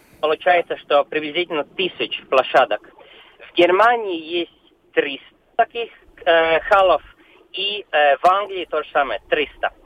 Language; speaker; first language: Russian; non-native, local second language; Latvian